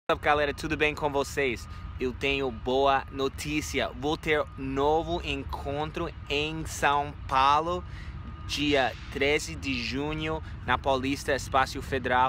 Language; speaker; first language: Portuguese; non-native, fluent; English